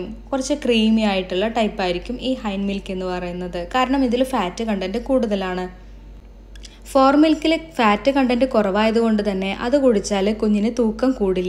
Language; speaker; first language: Malayalam; native; Malayalam